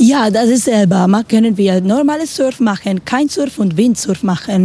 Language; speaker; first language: German; non-native, learner; Spanish